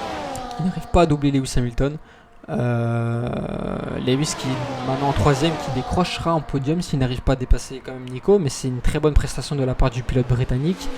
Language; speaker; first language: French; native; French